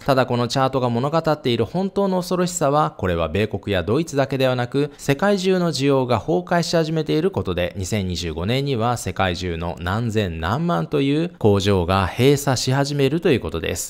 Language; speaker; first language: Japanese; native; Japanese